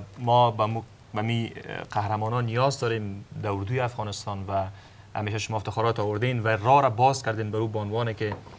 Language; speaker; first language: Persian; native; Persian